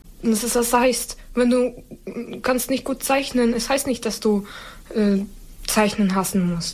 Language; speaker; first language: German; non-native, learner; Ukrainian